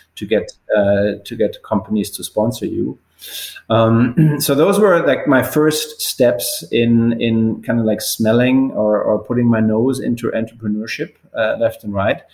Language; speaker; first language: English; non-native, fluent; German